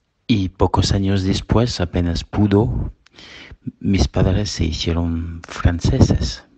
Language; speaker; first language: Spanish; early bilingual, heritage; Spanish